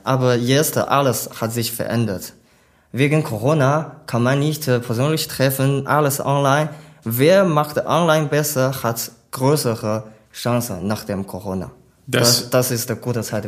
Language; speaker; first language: German; non-native, learner; Chinese